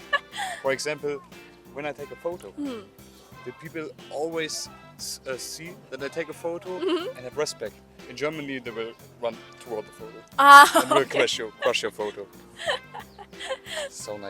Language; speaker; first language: English; non-native, learner; German